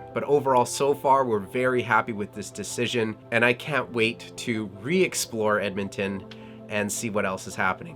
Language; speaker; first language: English; native; English